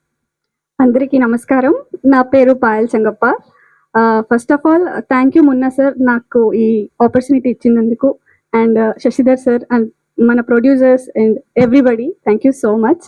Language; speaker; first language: Telugu; non-native, learner; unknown